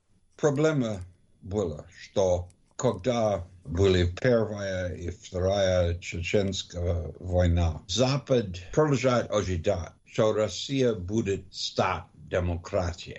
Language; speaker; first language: Russian; non-native, learner; English